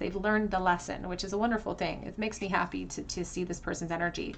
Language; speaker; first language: English; native; English